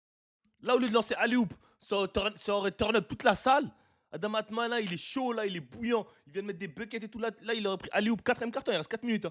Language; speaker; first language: French; native; French